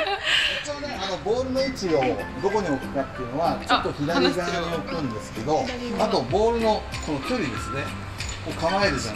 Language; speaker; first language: Japanese; native; Japanese